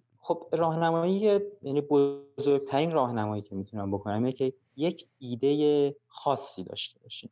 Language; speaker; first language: Persian; early bilingual, heritage; Persian